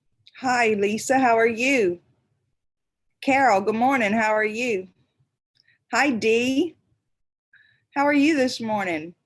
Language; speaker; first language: English; native; English